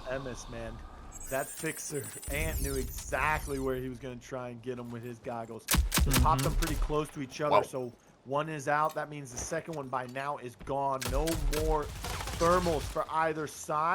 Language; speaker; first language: English; native; English